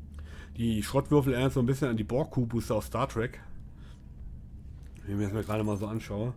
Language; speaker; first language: German; native; German